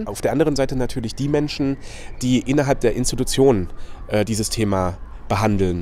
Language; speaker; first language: German; native; German